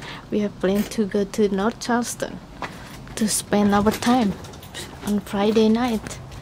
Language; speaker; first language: English; non-native, learner; Indonesian